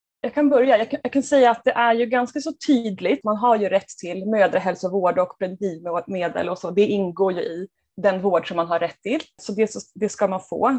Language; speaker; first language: Swedish; native; Swedish